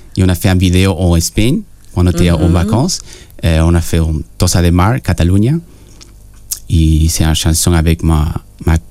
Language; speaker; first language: French; non-native, fluent; Spanish